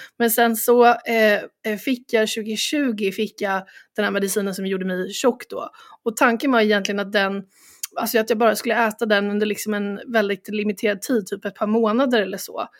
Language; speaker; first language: Swedish; native; Swedish